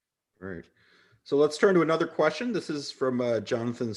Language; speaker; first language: English; native; English